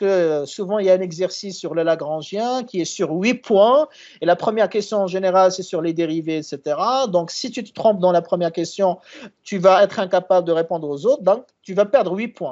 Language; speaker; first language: French; non-native, local second language; Arabic